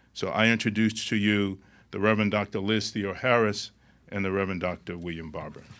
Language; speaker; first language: English; native; English